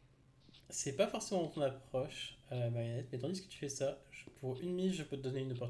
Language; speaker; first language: French; native; French